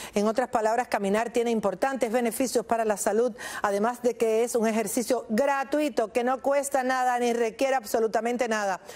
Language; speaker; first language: Spanish; native; Spanish